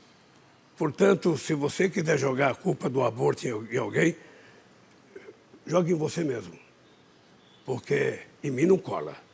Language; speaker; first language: Portuguese; native; Portuguese